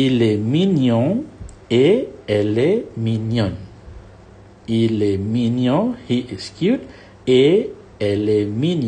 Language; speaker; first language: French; non-native, fluent; Malay